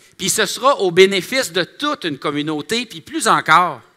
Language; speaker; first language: French; native; French